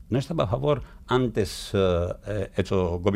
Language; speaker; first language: Spanish; non-native, fluent; Greek